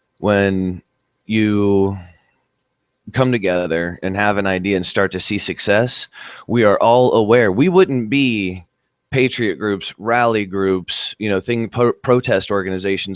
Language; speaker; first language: English; native; English